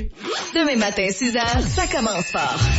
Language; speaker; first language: French; native; French